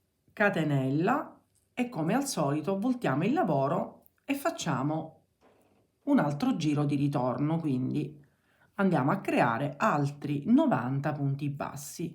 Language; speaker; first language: Italian; native; Italian